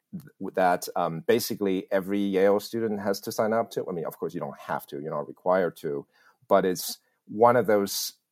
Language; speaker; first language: English; early bilingual, other home language; Chinese